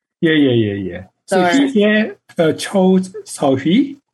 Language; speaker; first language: English; non-native, fluent; Korean